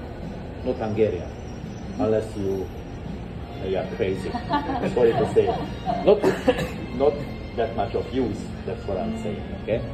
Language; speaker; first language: English; non-native, fluent; Hungarian